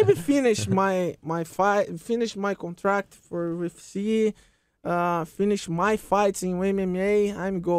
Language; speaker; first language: English; non-native, learner; Portuguese